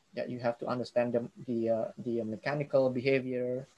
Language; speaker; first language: English; non-native, fluent; Indonesian